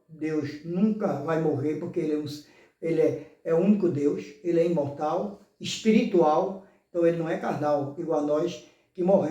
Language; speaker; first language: Portuguese; native; Portuguese